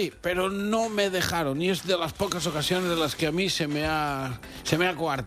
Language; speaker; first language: Spanish; native; Spanish